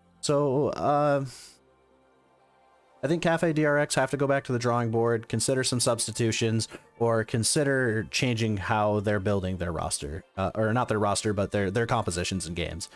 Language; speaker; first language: English; native; English